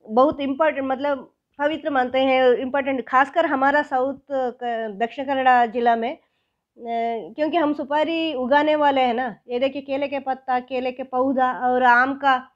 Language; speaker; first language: Hindi; non-native, local second language; Kannada